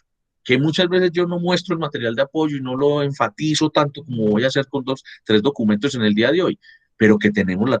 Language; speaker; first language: Spanish; native; Spanish